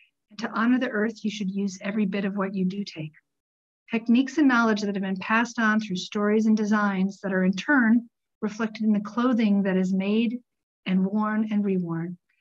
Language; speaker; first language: English; native; English